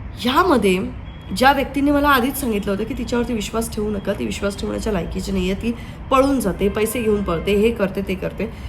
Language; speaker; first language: Marathi; native; Marathi